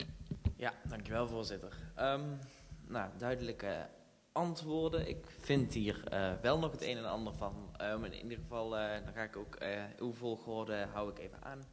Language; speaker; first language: Dutch; native; Dutch